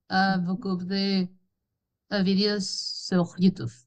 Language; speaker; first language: French; non-native, learner; Spanish